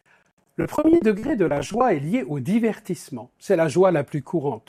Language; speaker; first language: French; native; French